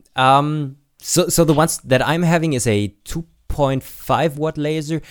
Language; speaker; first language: English; non-native, fluent; German